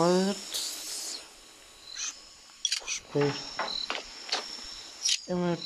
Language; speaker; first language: German; non-native, learner; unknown